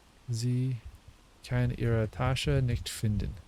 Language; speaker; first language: German; non-native, learner; English